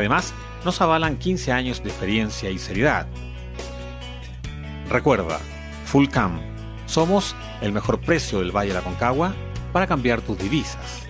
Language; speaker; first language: Spanish; native; Spanish